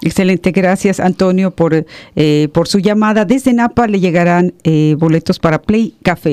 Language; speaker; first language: Spanish; native; Spanish